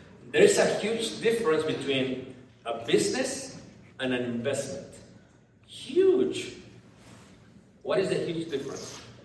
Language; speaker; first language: English; non-native, fluent; Spanish